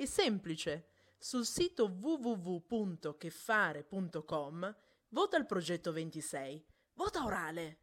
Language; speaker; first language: Italian; native; Italian